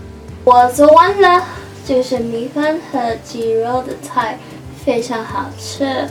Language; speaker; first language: Chinese; non-native, learner; English